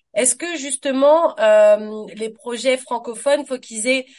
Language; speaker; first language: French; native; French